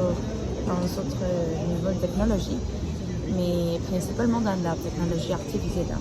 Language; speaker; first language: French; non-native, learner; Spanish